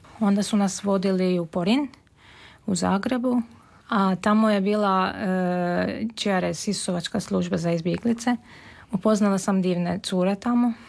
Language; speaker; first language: Serbian; non-native, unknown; Armenian